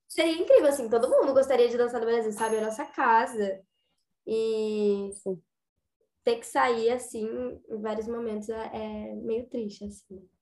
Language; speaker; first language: Portuguese; native; Portuguese